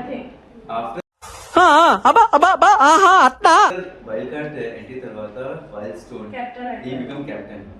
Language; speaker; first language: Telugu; non-native, learner; Hindi